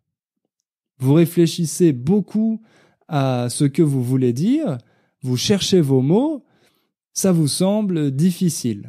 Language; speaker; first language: French; native; French